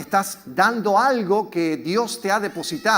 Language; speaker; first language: Spanish; native; Spanish